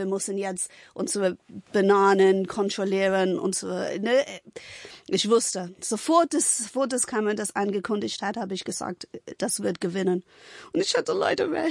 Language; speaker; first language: German; non-native, fluent; English